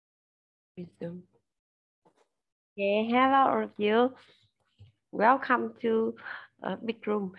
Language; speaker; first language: English; non-native, learner; Vietnamese